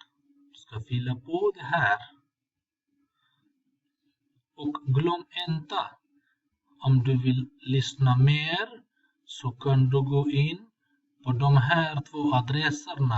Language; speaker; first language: Swedish; non-native, fluent; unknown